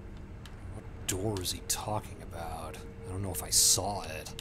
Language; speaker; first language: English; native; English